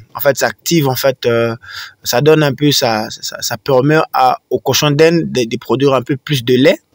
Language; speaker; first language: French; non-native, local second language; Swahili